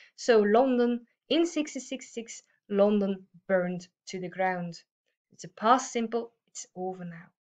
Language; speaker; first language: English; non-native, fluent; Dutch